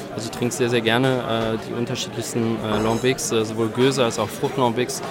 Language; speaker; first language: German; native; German